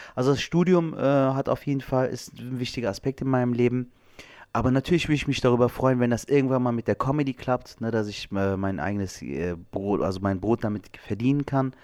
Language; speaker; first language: German; early bilingual, other home language; Turkish